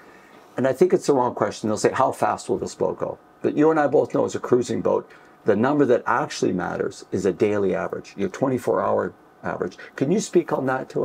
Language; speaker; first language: English; native; English